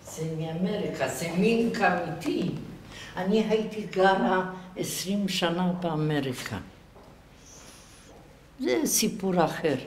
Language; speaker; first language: Hebrew; non-native, fluent; Yiddish